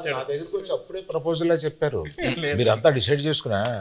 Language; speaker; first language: Telugu; native; Telugu